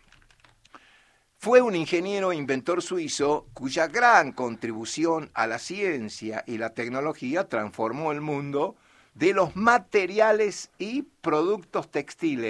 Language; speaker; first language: Spanish; native; Spanish